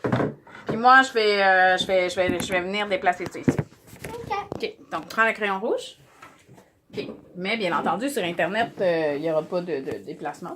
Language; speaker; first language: French; native; French